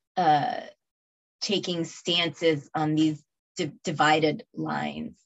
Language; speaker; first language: English; early bilingual, other home language; Spanish